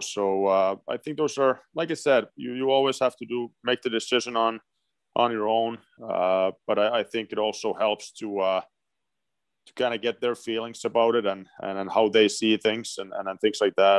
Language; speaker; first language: English; non-native, fluent; Finnish